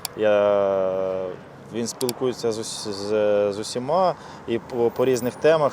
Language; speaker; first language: Ukrainian; non-native, local second language; Russian